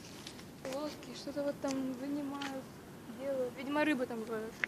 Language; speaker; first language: Russian; native; Russian